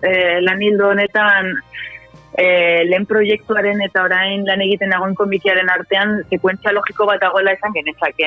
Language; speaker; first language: Basque; non-native, local second language; Spanish